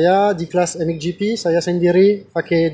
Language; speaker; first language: Indonesian; non-native, fluent; French